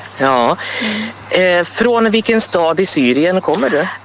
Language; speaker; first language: Swedish; native; Swedish